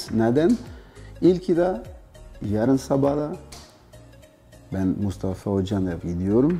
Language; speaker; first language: Turkish; non-native, learner; Portuguese